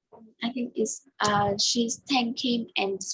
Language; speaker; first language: English; non-native, learner; Vietnamese